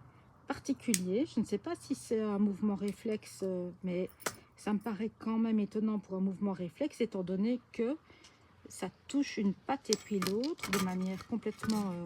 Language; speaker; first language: French; native; French